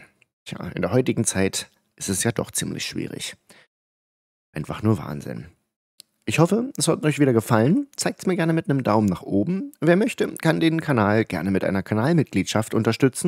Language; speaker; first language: German; native; German